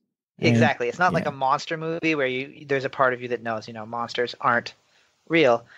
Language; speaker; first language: English; native; English